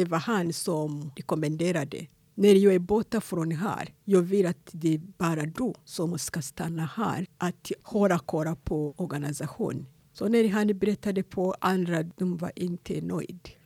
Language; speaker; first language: Swedish; non-native, fluent; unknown